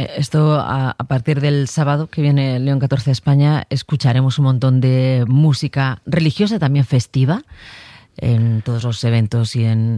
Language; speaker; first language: Spanish; native; Spanish